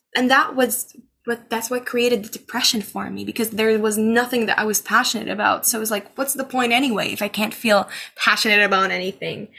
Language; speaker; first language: English; non-native, fluent; Arabic